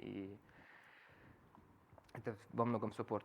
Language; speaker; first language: Russian; native; Russian